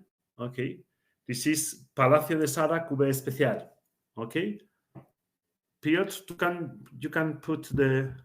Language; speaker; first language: English; non-native, learner; Spanish